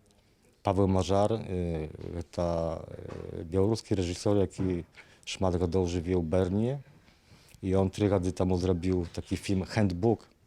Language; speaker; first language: Polish; non-native, learner; Belarusian